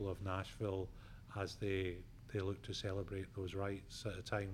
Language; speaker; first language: English; native; English